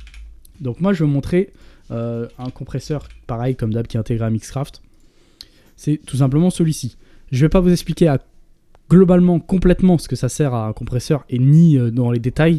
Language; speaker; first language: French; native; French